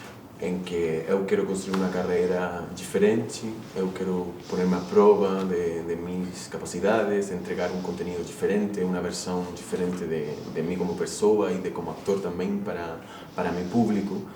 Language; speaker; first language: Portuguese; non-native, fluent; Spanish